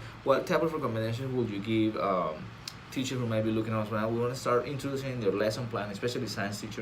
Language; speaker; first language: English; non-native, fluent; Spanish